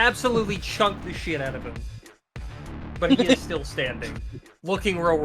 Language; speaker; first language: English; native; English